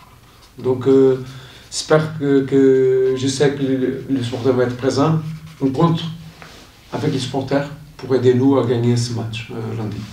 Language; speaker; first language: French; non-native, learner; Portuguese